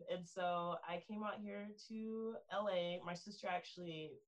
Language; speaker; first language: English; native; English